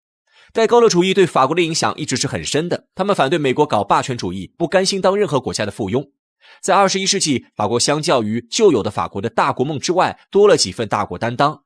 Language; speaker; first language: Chinese; native; Chinese